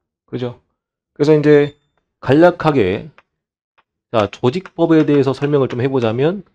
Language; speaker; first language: Korean; native; Korean